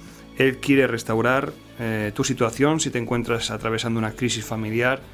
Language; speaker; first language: Spanish; native; Spanish